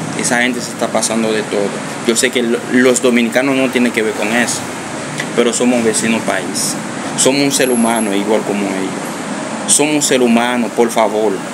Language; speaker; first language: Spanish; non-native, fluent; Haitian Creole